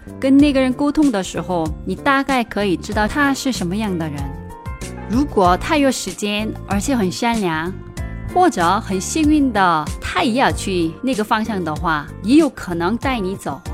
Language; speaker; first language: Chinese; non-native, fluent; Korean